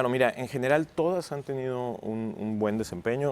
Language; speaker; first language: Spanish; native; Spanish